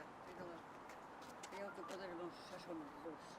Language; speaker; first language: Spanish; native; Spanish